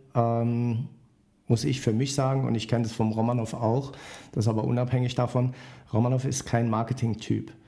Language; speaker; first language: German; native; German